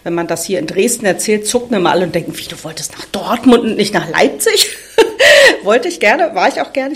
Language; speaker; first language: German; native; German